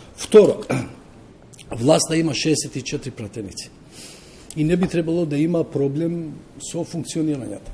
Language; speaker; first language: Macedonian; non-native, local second language; Albanian